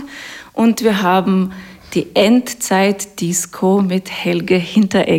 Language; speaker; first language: German; non-native, fluent; Russian